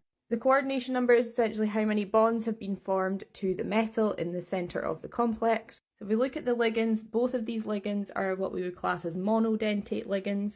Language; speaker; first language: English; native; English